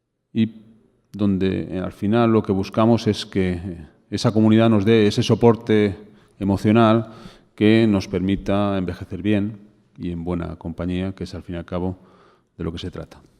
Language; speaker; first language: Spanish; native; Spanish